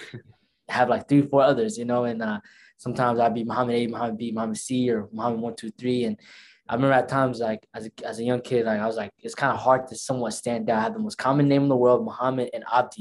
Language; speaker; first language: English; early bilingual, other home language; Somali